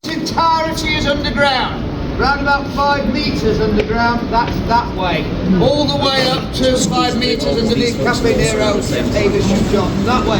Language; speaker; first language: English; native; English